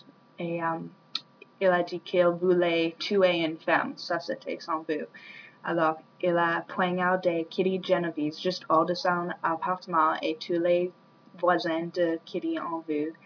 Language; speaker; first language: French; non-native, learner; English